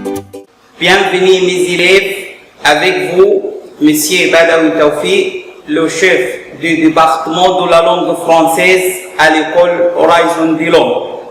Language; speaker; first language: French; non-native, fluent; Arabic